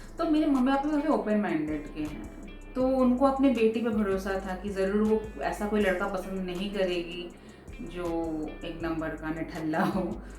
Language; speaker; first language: Hindi; non-native, local second language; Bangla